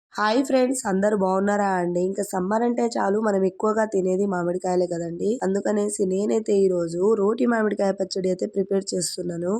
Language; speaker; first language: Telugu; non-native, local second language; Lambadi